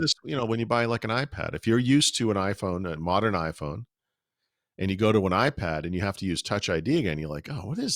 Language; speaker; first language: English; native; English